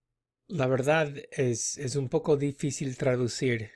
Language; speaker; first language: Spanish; non-native, fluent; English